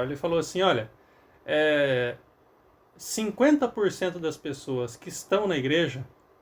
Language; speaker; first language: Portuguese; native; Portuguese